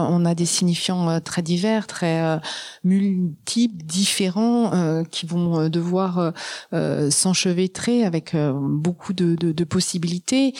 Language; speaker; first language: French; native; French